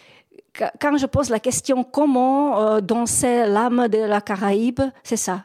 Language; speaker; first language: French; non-native, fluent; Czech